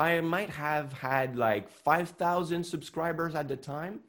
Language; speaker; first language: English; non-native, fluent; French